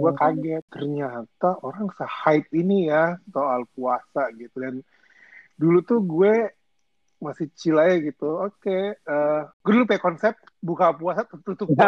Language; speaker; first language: Indonesian; native; Indonesian